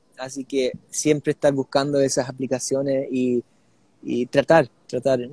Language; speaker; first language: Spanish; early bilingual, heritage; Spanish